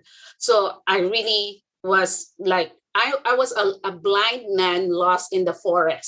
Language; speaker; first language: English; non-native, local second language; Filipino